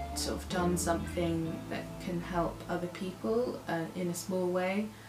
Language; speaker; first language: English; native; English